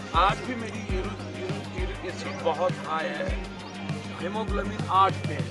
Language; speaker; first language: Hindi; native; Hindi